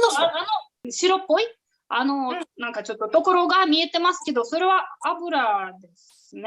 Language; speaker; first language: Japanese; non-native, fluent; Russian